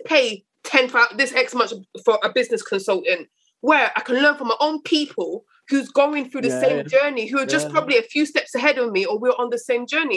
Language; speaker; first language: English; native; English